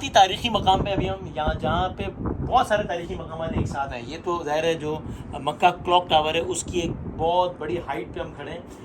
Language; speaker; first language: Urdu; native; Urdu